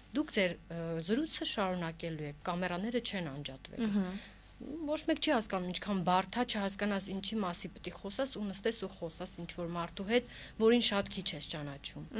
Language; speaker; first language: Armenian; early bilingual, heritage; Armenian